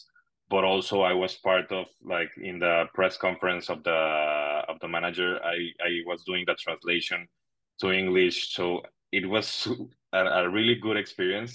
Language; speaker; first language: English; non-native, fluent; Spanish